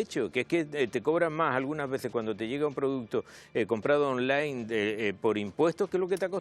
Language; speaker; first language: Spanish; native; Spanish